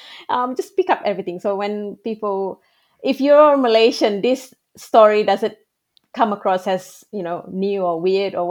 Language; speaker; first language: English; non-native, local second language; Malay